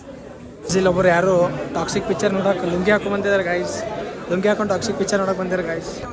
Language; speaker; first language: Kannada; native; Kannada